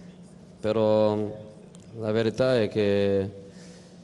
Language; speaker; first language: Italian; non-native, fluent; Portuguese